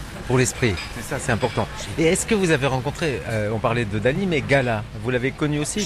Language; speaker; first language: French; native; French